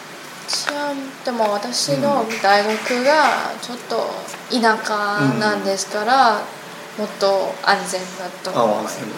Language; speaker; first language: Japanese; non-native, learner; Chinese